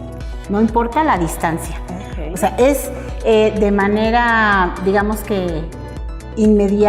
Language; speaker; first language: Spanish; native; Spanish